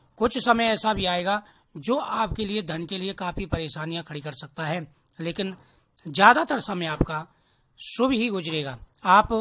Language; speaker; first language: Hindi; native; Hindi